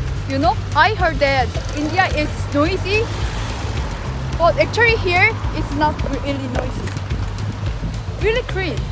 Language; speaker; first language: English; non-native, learner; Korean